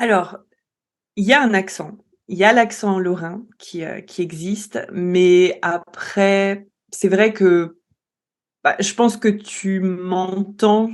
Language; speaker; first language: French; native; French